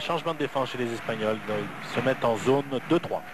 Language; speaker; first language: French; native; French